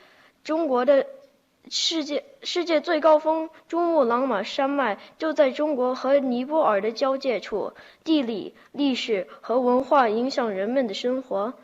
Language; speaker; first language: Chinese; early bilingual, heritage; Chinese